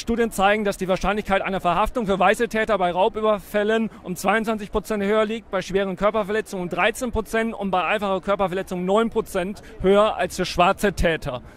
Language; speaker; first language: German; native; German